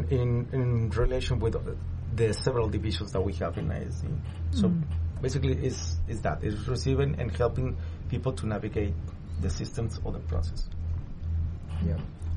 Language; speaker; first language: English; non-native, fluent; Spanish